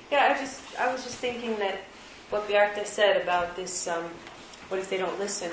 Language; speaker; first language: English; native; English